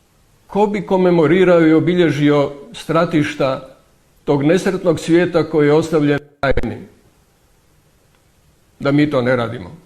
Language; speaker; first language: Croatian; native; Croatian